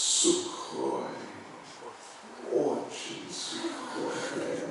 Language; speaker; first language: Russian; non-native, learner; English